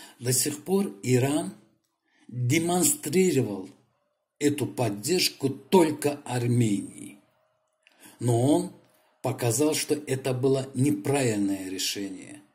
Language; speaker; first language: Russian; non-native, local second language; Azerbaijani